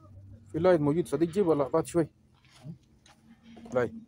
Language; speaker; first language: Arabic; non-native, learner; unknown